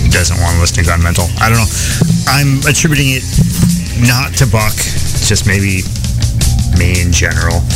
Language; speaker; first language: English; native; English